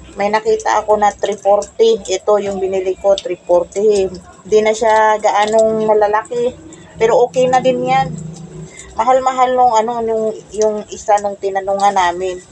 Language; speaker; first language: Filipino; non-native, local second language; Cebuano